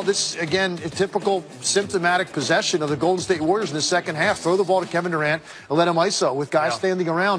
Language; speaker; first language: English; native; English